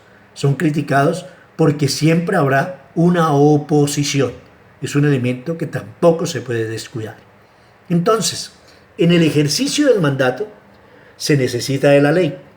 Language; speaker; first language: Spanish; native; Spanish